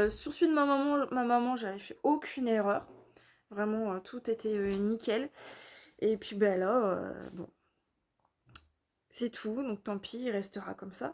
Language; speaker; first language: French; native; French